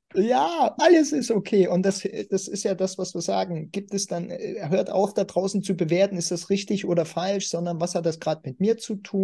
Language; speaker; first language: German; native; German